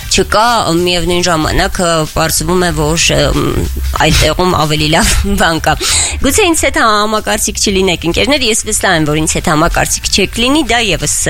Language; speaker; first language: Armenian; native; Armenian